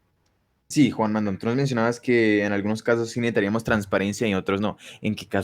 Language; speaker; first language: Spanish; native; Spanish